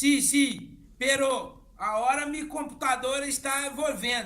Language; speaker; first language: Spanish; non-native, learner; Portuguese